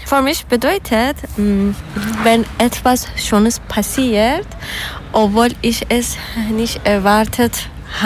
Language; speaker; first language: German; non-native, learner; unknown